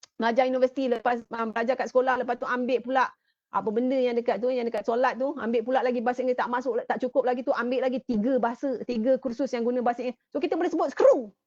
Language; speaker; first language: Malay; native; Malay